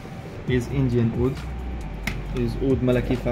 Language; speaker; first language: English; non-native, learner; Arabic